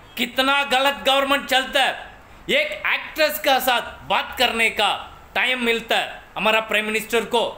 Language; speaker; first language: Hindi; non-native, local second language; Tamil